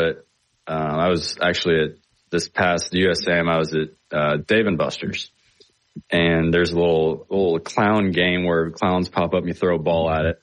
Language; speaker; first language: English; native; English